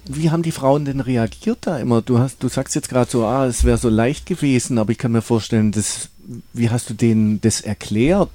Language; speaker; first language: German; native; German